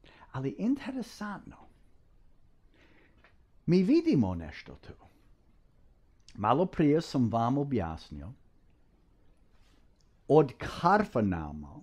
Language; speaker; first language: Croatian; non-native, fluent; English